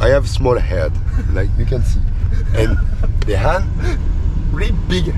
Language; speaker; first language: English; non-native, learner; French